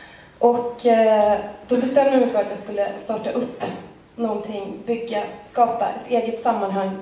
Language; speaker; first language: Swedish; native; Swedish